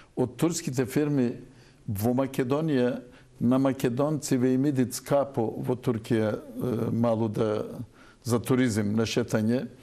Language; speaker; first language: Macedonian; non-native, local second language; Turkish